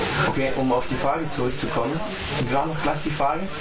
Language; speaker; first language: German; native; German